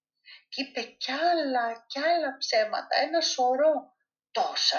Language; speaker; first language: Greek; native; Greek